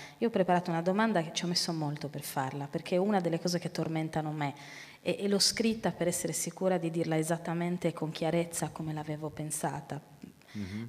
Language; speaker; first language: Italian; native; Italian